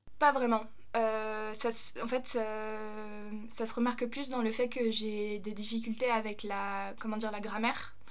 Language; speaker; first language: French; early bilingual, other home language; German